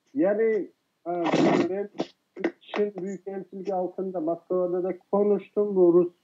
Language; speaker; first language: Turkish; non-native, fluent; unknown